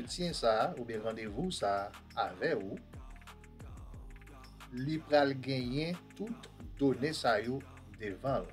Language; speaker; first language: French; non-native, learner; Haitian Creole